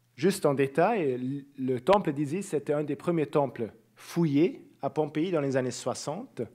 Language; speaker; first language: French; native; French